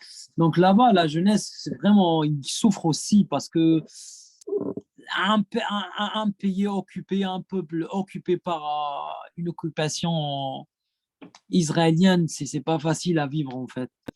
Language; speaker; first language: French; non-native, fluent; Arabic